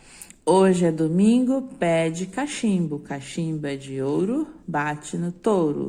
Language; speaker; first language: Portuguese; native; Portuguese